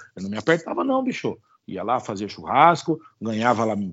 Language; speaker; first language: Portuguese; native; Portuguese